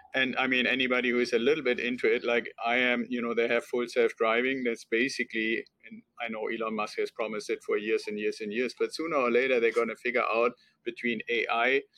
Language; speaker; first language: English; non-native, fluent; German